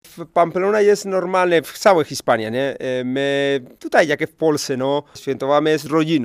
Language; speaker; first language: Polish; non-native, learner; Spanish